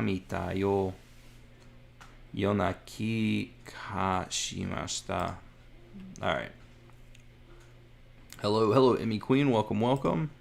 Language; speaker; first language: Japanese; non-native, learner; English